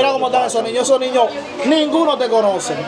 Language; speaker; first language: Spanish; native; Spanish